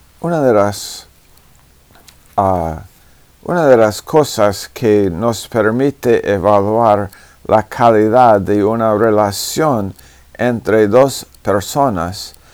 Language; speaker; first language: Spanish; non-native, fluent; English